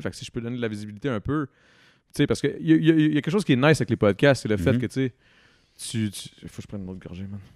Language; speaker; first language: French; native; French